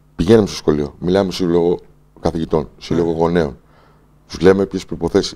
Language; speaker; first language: Greek; native; Greek